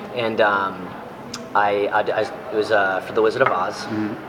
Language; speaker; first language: English; native; English